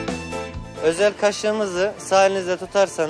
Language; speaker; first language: Turkish; native; Turkish